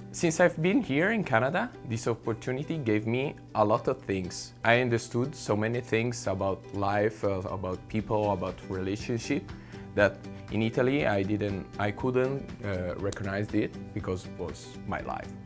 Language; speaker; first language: English; non-native, learner; Italian